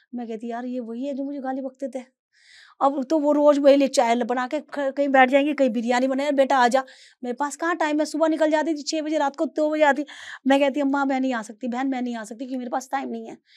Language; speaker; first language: Hindi; native; Hindi